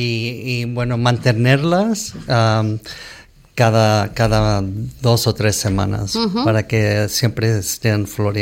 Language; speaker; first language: Spanish; early bilingual, heritage; Spanish